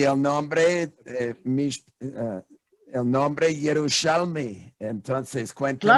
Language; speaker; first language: Spanish; non-native, fluent; English